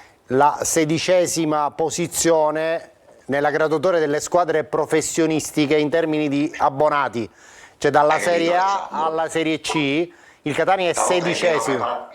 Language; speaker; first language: Italian; native; Italian